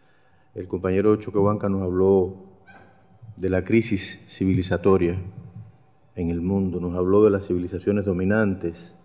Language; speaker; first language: Spanish; native; Spanish